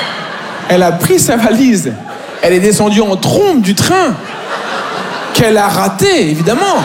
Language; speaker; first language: French; native; French